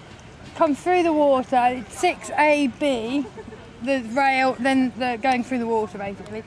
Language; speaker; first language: English; native; English